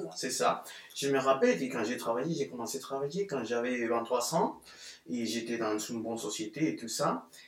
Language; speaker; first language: French; non-native, fluent; Spanish